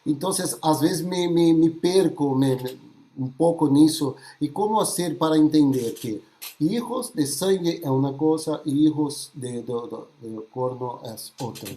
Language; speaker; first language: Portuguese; non-native, fluent; Spanish